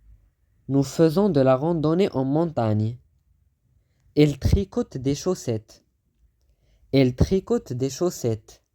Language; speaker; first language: French; non-native, fluent; Arabic